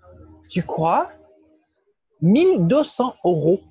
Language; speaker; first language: French; non-native, fluent; Portuguese